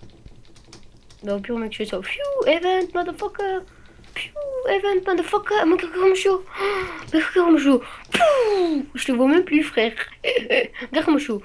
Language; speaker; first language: French; native; French